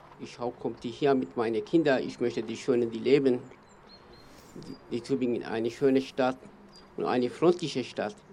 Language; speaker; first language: German; non-native, learner; Kurdish